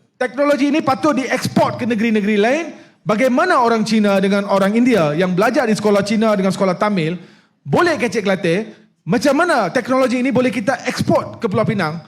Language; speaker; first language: Malay; non-native, local second language; Punjabi